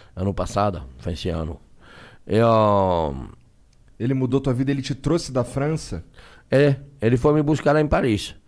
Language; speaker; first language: Portuguese; non-native, fluent; French